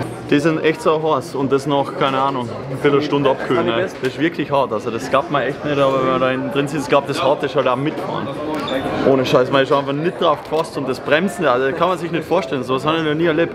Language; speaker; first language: German; native; German